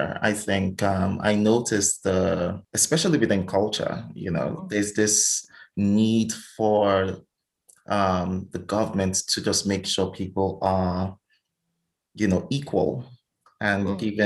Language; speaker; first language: English; non-native, local second language; Igbo